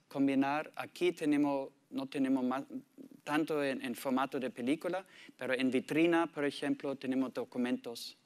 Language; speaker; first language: Spanish; non-native, learner; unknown